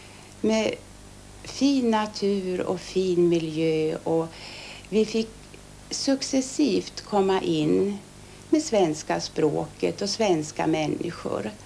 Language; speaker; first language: Swedish; early bilingual, other home language; Finnish